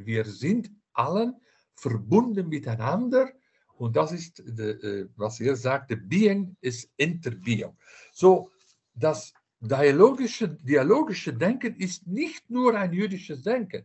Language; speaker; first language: German; non-native, fluent; Dutch